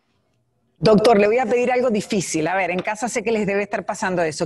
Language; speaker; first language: Spanish; native; Spanish